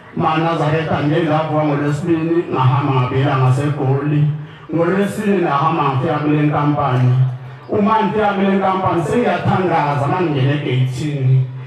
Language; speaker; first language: Zulu; non-native, local second language; Xhosa